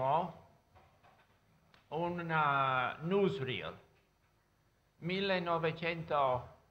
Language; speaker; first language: Italian; non-native, fluent; English